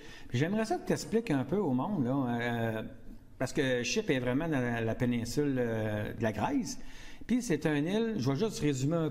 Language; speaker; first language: French; native; French